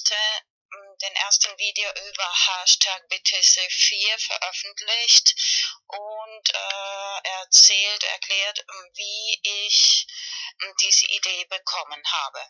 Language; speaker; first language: German; non-native, fluent; Spanish